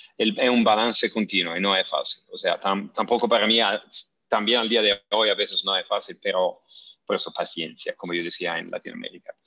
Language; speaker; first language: Spanish; non-native, fluent; Italian